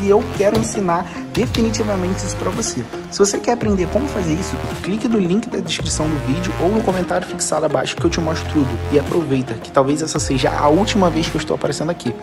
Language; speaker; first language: Portuguese; native; Portuguese